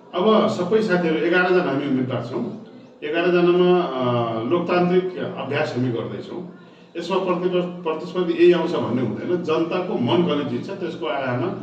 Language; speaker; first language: Nepali; non-native, local second language; Dangaura Tharu